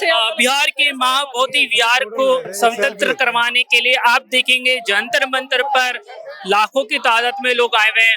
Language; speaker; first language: Hindi; native; Hindi